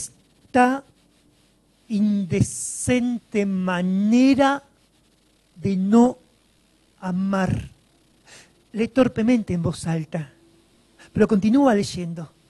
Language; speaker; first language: Spanish; native; Spanish